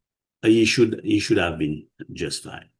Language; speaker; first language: English; non-native, fluent; Haitian Creole